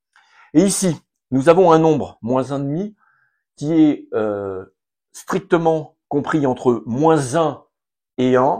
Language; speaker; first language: French; native; French